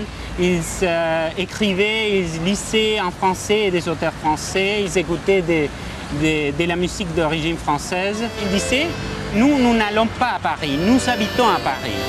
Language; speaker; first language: French; non-native, fluent; Spanish